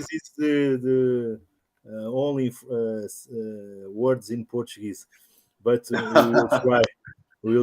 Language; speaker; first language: English; non-native, learner; Portuguese